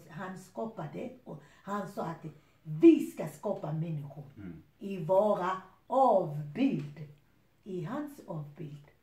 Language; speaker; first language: Swedish; non-native, fluent; Lingala